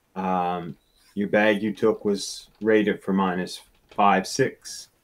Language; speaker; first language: English; native; English